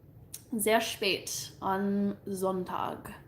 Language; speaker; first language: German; non-native, fluent; English